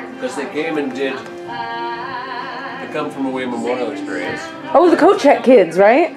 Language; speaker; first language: English; native; English